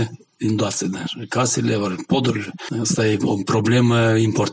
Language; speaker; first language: Romanian; non-native, local second language; Gagauz